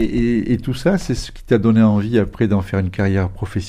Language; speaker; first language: French; native; French